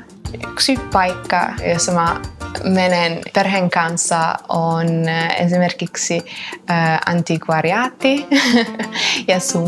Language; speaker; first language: Finnish; non-native, fluent; Italian